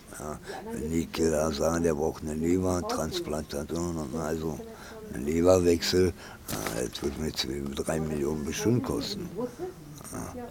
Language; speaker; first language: German; early bilingual, other home language; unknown